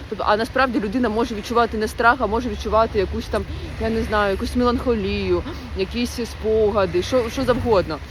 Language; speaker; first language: Ukrainian; non-native, local second language; Russian